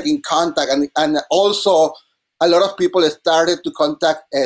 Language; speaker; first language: English; non-native, fluent; Spanish